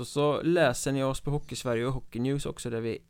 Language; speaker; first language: Swedish; native; Swedish